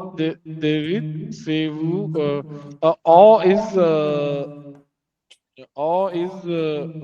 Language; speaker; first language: English; non-native, local second language; Hindi